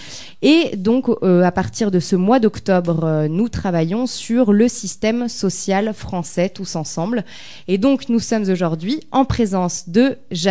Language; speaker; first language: French; native; French